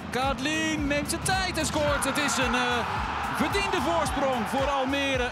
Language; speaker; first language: Dutch; native; Dutch